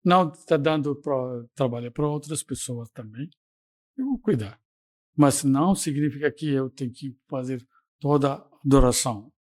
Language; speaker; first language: Portuguese; non-native, fluent; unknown